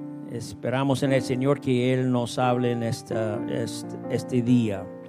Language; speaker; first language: Spanish; non-native, fluent; English